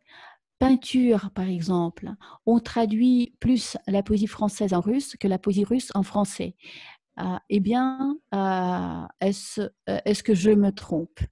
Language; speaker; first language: French; non-native, fluent; Russian